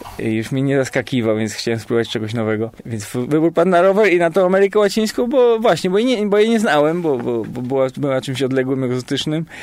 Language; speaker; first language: Polish; native; Polish